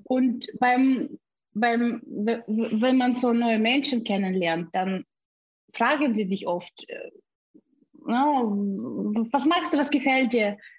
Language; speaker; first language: German; non-native, fluent; Russian